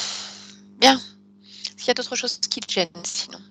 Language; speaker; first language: French; native; French